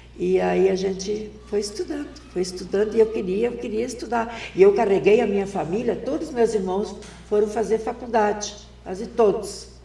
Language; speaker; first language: Portuguese; non-native, local second language; German